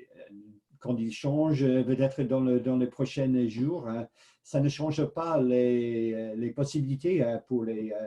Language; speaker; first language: French; non-native, fluent; English